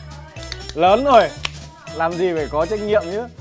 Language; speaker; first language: Vietnamese; native; Vietnamese